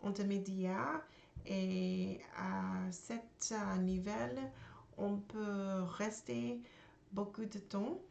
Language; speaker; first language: French; non-native, learner; English